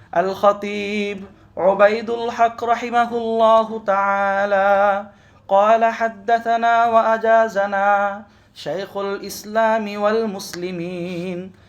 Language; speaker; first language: Arabic; non-native, fluent; Bangla